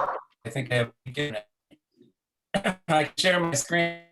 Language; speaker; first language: English; native; English